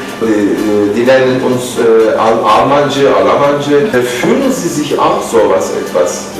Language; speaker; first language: German; non-native, learner; Turkish